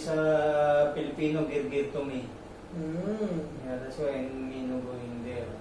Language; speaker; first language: English; non-native, learner; Filipino